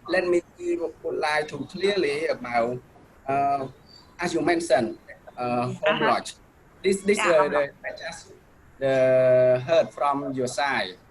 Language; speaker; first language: English; non-native, learner; Khmer